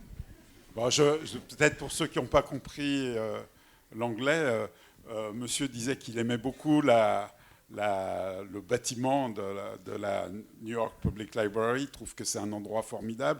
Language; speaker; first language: French; native; French